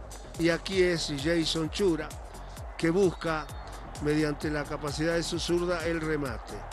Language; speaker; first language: Spanish; native; Spanish